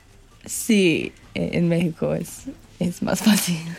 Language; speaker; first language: Spanish; non-native, learner; English